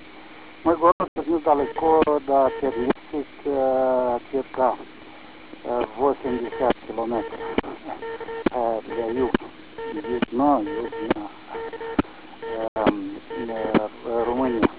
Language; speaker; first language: Russian; non-native, local second language; Romanian